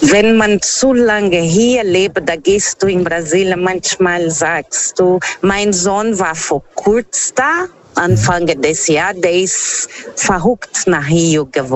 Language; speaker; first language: German; non-native, learner; Portuguese